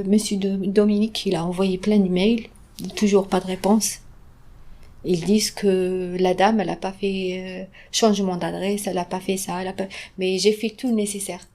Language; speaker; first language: French; non-native, fluent; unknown